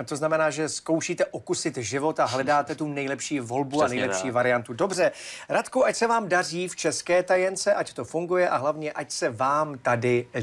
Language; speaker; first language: Czech; native; Czech